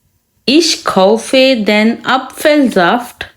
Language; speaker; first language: German; non-native, fluent; Urdu